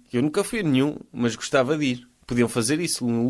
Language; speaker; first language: Portuguese; native; Portuguese